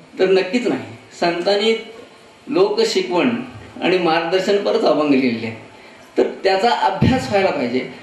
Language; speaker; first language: Marathi; non-native, local second language; Kannada